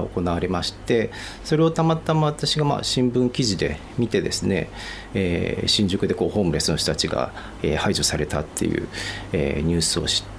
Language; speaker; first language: Japanese; native; Japanese